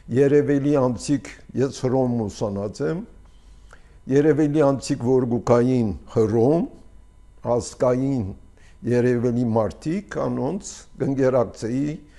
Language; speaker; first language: Armenian; early bilingual, heritage; Armenian